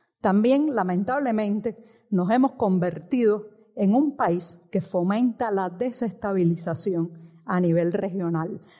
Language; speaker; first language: Spanish; native; Spanish